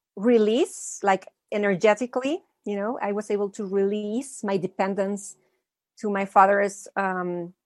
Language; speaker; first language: English; early bilingual, other home language; Spanish